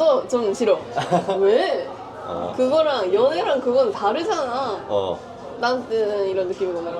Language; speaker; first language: Korean; non-native, fluent; Japanese